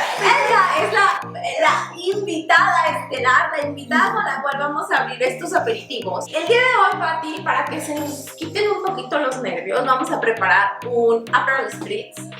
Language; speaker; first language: Spanish; native; Spanish